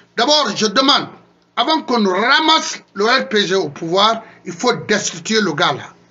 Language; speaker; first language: French; non-native, local second language; Susu